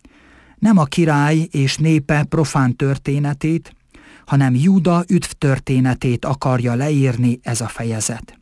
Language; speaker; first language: Hungarian; native; Hungarian